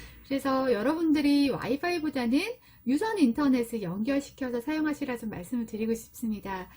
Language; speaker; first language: Korean; native; Korean